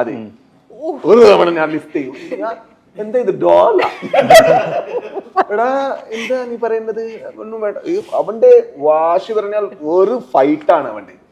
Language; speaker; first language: Malayalam; non-native, learner; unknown